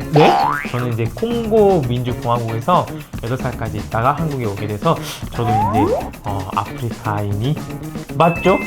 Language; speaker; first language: Korean; early bilingual, other home language; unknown